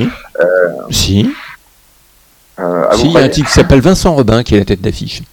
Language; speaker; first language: French; native; French